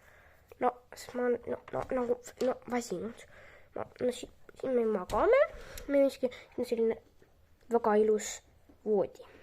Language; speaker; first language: Estonian; non-native, local second language; Russian